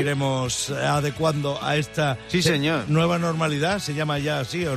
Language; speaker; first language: Spanish; native; Spanish